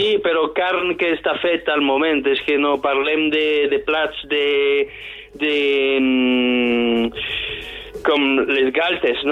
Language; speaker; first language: Catalan; non-native, fluent; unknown